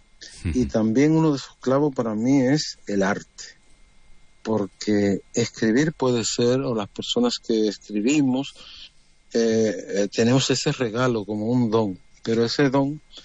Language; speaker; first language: Spanish; native; Spanish